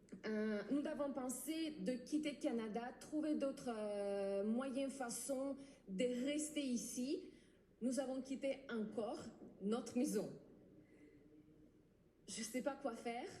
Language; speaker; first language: French; non-native, learner; Ukrainian